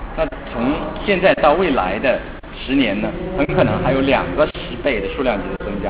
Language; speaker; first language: Chinese; native; Chinese